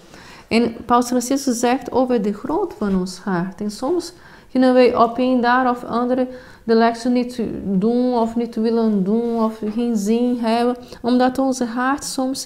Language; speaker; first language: Dutch; non-native, fluent; Portuguese